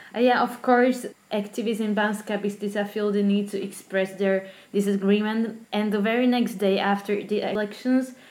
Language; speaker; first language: English; non-native, fluent; Slovak